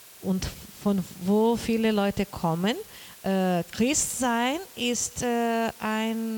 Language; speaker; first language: German; non-native, learner; Portuguese